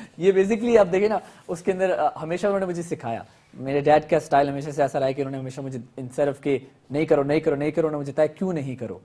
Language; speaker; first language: Hindi; early bilingual, heritage; Urdu